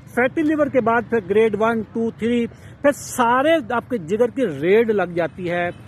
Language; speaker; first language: Urdu; native; Urdu